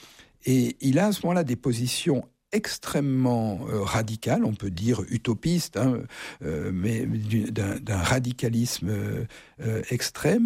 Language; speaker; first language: French; native; French